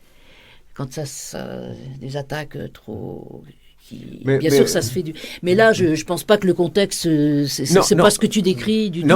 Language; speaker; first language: French; native; French